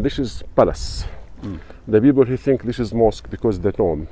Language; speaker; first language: English; non-native, learner; Arabic